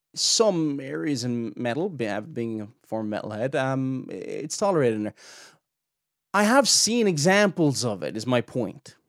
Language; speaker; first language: English; native; English